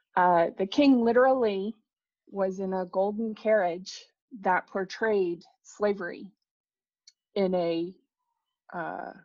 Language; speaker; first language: English; native; English